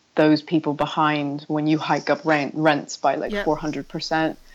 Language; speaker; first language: English; native; English